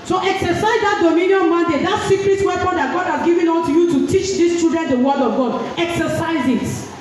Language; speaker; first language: English; non-native, local second language; Yoruba